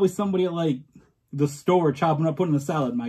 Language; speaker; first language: English; native; English